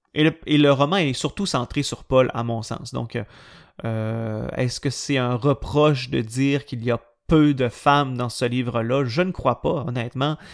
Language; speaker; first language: French; native; French